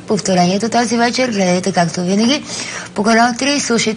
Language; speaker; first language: Bulgarian; native; Bulgarian